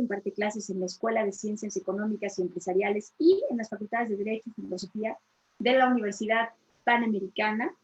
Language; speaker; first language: Spanish; native; Spanish